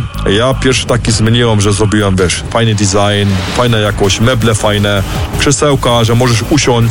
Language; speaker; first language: Polish; early bilingual, heritage; Polish